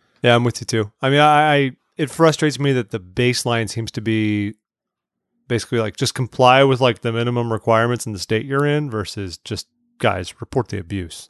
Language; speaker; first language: English; native; English